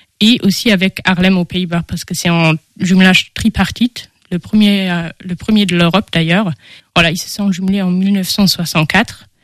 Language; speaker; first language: French; non-native, fluent; German